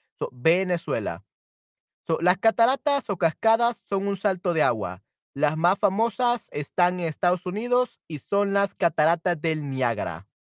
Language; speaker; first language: Spanish; native; Spanish